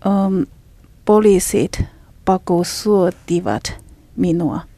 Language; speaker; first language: Finnish; non-native, learner; Chinese